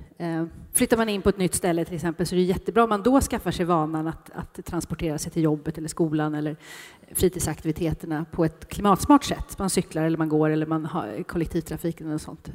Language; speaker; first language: Swedish; native; Swedish